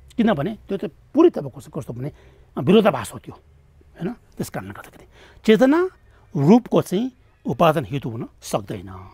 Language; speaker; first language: Nepali; non-native, local second language; Tibetan